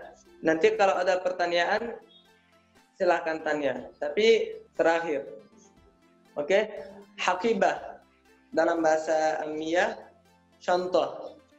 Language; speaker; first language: Indonesian; non-native, learner; Arabic